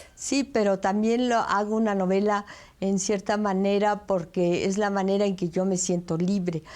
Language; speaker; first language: Spanish; early bilingual, other home language; French